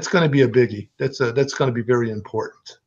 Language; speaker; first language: English; native; English